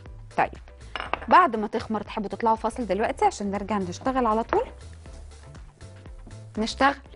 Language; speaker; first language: Arabic; native; Arabic